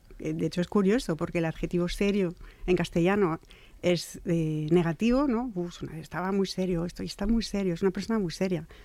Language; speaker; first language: Spanish; non-native, fluent; French